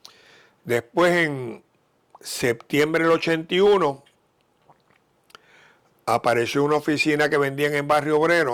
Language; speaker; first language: Spanish; native; Spanish